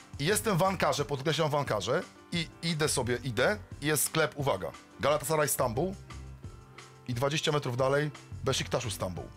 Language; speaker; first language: Polish; native; Polish